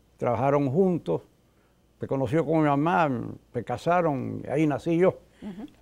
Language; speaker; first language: Spanish; native; Spanish